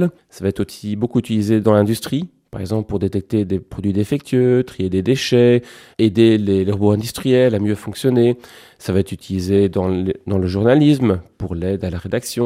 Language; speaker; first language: French; native; French